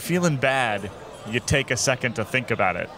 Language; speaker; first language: English; native; English